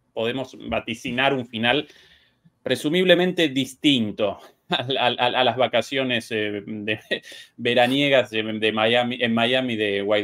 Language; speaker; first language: Spanish; native; Spanish